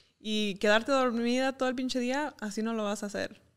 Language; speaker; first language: Spanish; early bilingual, heritage; Spanish